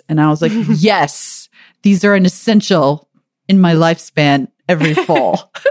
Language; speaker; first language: English; native; English